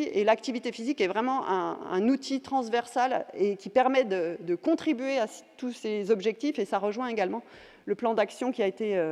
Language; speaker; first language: French; native; French